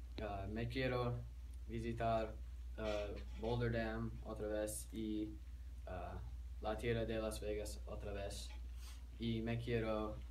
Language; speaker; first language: Spanish; non-native, learner; English